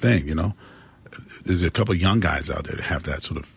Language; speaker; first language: English; native; English